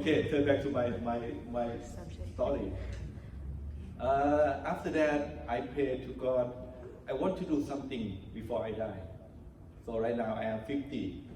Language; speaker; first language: English; non-native, learner; Thai